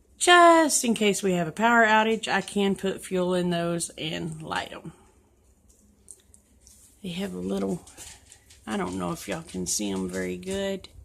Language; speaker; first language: English; native; English